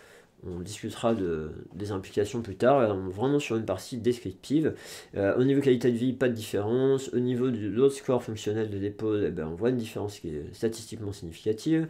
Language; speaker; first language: French; native; French